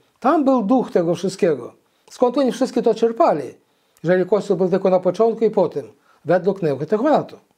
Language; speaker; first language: Polish; early bilingual, heritage; Polish